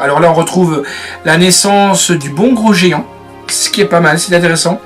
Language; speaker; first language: French; native; French